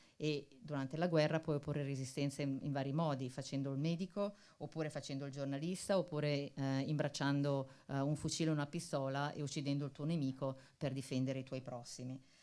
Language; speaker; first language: Italian; native; Italian